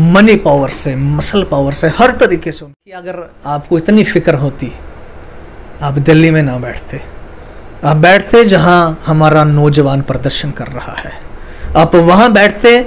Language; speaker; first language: Hindi; native; Hindi